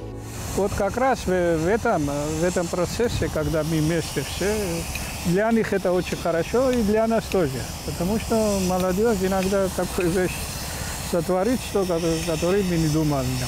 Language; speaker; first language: Russian; non-native, fluent; Georgian